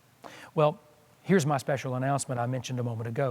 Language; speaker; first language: English; native; English